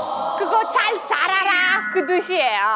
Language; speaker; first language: Korean; non-native, learner; Italian